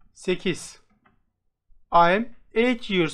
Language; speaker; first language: English; non-native, fluent; Turkish